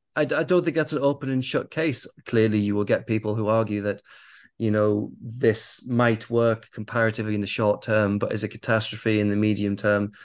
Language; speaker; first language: English; native; English